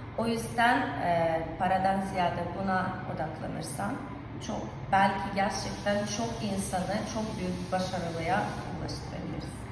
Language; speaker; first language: Turkish; non-native, fluent; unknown